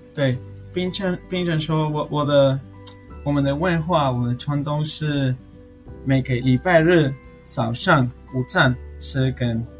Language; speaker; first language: Chinese; non-native, learner; Spanish